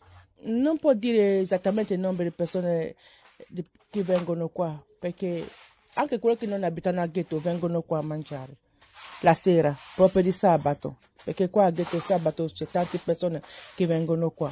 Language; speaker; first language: Italian; non-native, fluent; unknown